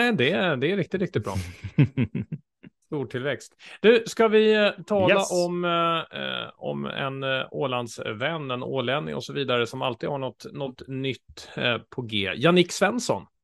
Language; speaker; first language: Swedish; native; Swedish